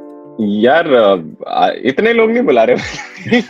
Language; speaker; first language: Hindi; native; Hindi